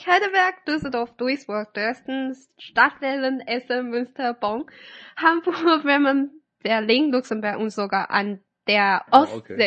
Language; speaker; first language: German; non-native, fluent; Chinese